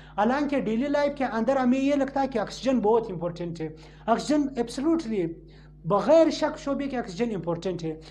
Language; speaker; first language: Urdu; non-native, local second language; Pashto